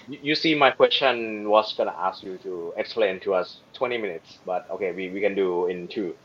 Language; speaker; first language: English; non-native, learner; Thai